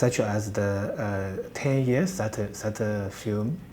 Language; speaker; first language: English; non-native, learner; Chinese